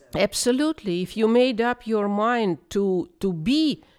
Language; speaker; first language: English; non-native, fluent; Russian